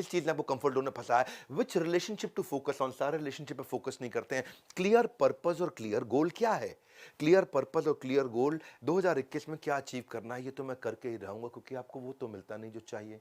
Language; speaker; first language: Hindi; native; Hindi